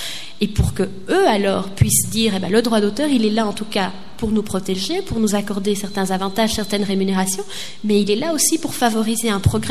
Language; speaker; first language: French; native; French